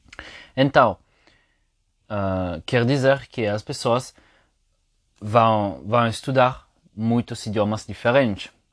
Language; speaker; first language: Portuguese; non-native, fluent; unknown